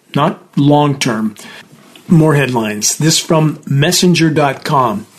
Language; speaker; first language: English; native; English